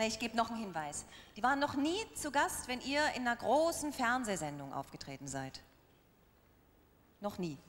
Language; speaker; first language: German; native; German